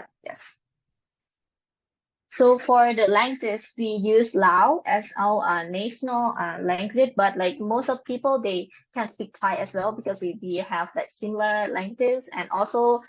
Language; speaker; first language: English; non-native, learner; Lao